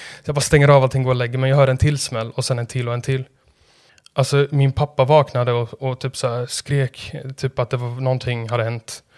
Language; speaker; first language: Swedish; native; Swedish